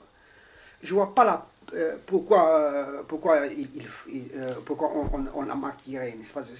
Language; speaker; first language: French; non-native, fluent; Romanian